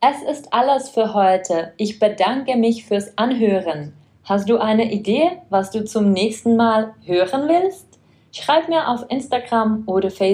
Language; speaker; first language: German; non-native, fluent; Czech